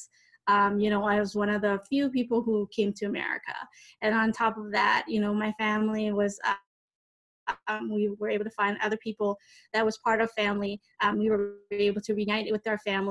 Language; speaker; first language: English; native; English